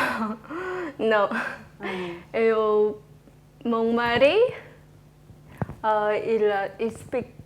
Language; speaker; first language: French; non-native, learner; Khmer